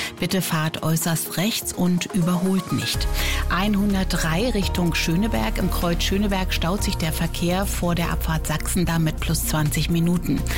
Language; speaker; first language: German; native; German